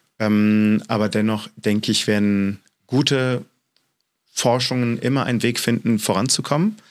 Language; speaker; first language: German; non-native, fluent; French